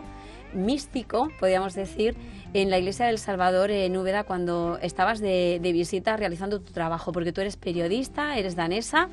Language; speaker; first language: Spanish; native; Spanish